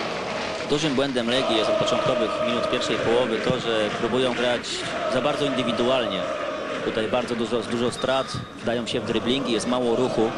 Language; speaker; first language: Polish; native; Polish